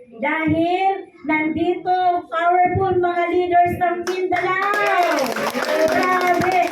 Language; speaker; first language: Filipino; non-native, local second language; Hiligaynon